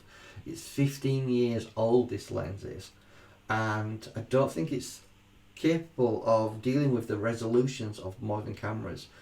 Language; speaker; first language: English; native; English